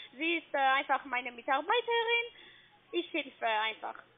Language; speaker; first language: German; non-native, learner; Russian